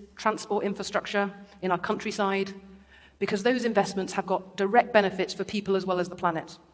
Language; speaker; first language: English; native; English